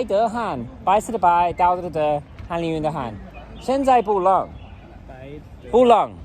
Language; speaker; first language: Chinese; non-native, learner; English